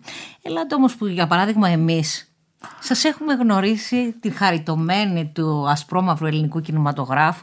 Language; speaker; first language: Greek; native; Greek